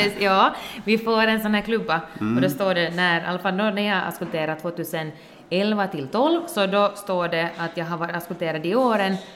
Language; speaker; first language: Swedish; native; Swedish